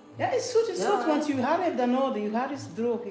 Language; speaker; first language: Dutch; non-native, learner; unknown